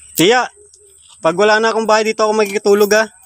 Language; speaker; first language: Filipino; native; Filipino